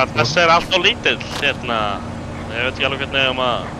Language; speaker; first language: Icelandic; native; Icelandic